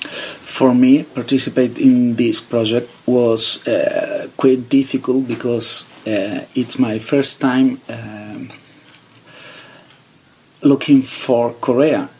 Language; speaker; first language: English; non-native, fluent; Spanish